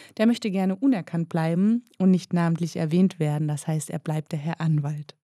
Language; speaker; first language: German; native; German